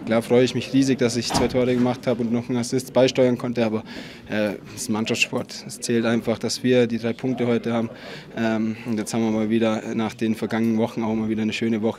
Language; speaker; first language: German; native; German